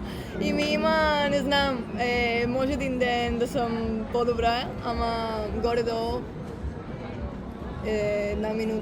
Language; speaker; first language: Bulgarian; early bilingual, heritage; Bulgarian